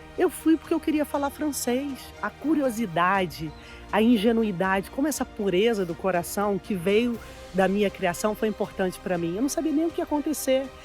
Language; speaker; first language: Portuguese; native; Portuguese